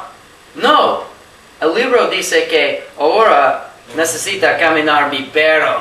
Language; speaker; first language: Spanish; non-native, learner; English